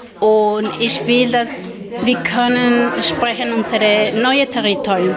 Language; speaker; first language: German; non-native, learner; Spanish